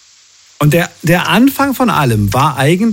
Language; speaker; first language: German; native; German